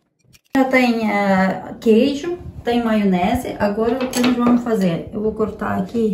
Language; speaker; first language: Portuguese; non-native, learner; Ukrainian